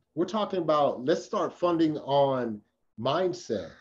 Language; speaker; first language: English; native; English